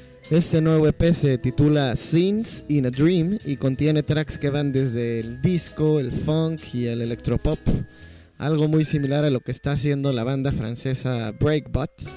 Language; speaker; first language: Spanish; native; Spanish